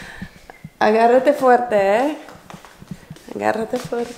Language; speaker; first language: Spanish; non-native, learner; Filipino